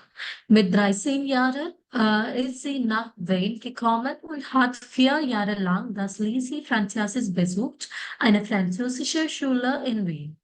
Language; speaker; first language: German; non-native, fluent; Malayalam